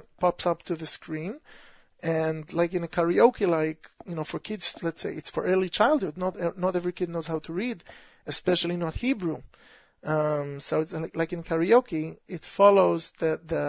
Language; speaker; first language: English; non-native, fluent; Hebrew